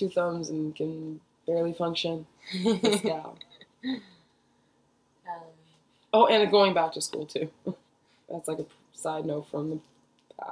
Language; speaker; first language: English; native; English